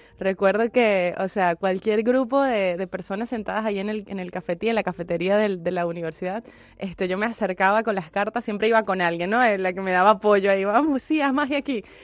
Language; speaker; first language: Spanish; native; Spanish